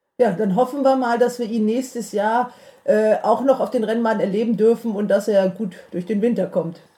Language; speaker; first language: German; native; German